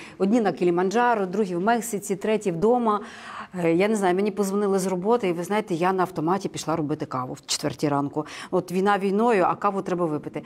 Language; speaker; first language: Ukrainian; native; Ukrainian